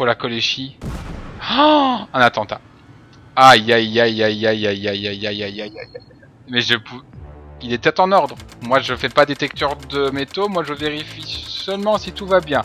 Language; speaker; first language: French; native; French